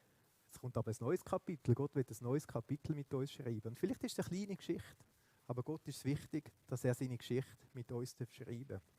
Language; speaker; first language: German; native; German